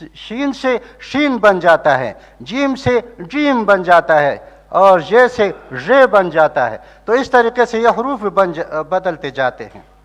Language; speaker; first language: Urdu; non-native, local second language; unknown